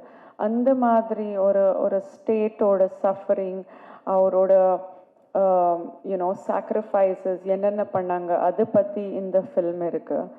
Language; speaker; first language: Tamil; non-native, fluent; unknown